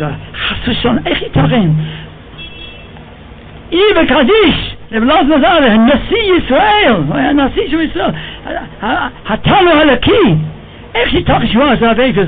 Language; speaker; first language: Hebrew; non-native, fluent; English